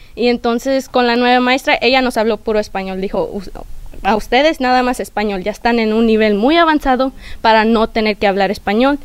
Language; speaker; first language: Spanish; early bilingual, heritage; Spanish